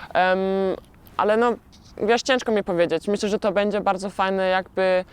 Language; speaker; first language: Polish; early bilingual, heritage; Polish